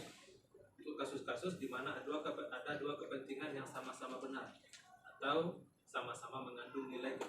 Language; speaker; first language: Indonesian; native; Indonesian